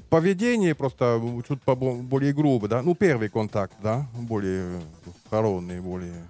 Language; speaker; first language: Russian; non-native, learner; French